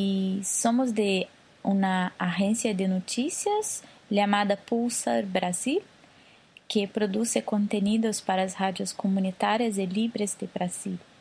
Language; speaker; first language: Spanish; non-native, local second language; Portuguese